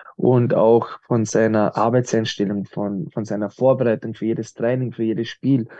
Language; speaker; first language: German; native; German